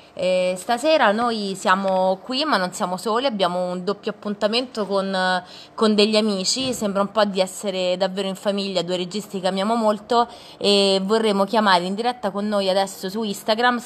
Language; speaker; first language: Italian; native; Italian